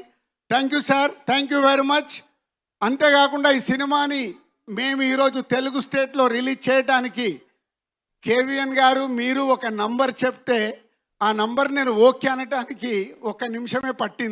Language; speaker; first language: Telugu; native; Telugu